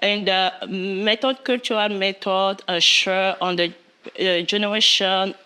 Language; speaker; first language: English; non-native, learner; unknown